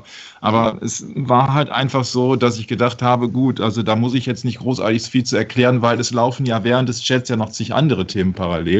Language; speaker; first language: German; native; German